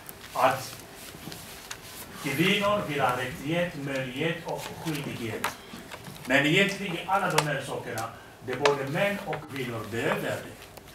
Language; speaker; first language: Swedish; non-native, fluent; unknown